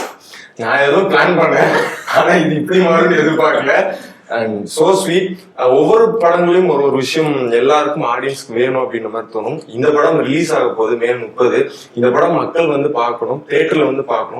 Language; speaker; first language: Tamil; native; Tamil